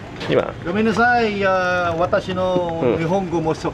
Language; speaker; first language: Japanese; non-native, learner; Filipino